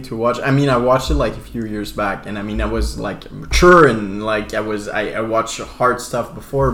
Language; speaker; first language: English; non-native, fluent; French